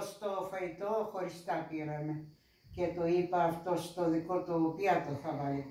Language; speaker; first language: Greek; non-native, fluent; Russian